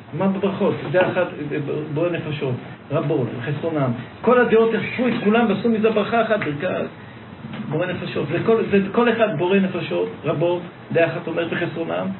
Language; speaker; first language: Hebrew; native; Hebrew